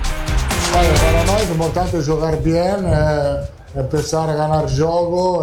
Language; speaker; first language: Portuguese; non-native, learner; Italian